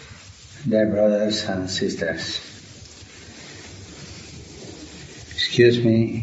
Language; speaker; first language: English; non-native, learner; Spanish